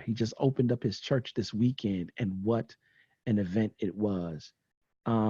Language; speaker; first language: English; native; English